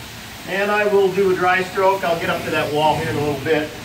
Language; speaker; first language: English; native; English